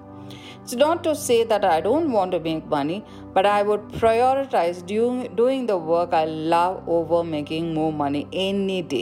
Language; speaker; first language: English; non-native, local second language; Tamil